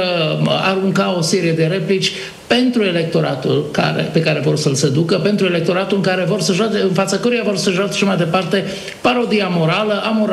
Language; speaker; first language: Romanian; native; Romanian